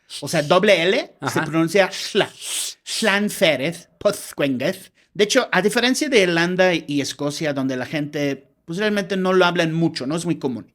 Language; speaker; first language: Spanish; non-native, fluent; English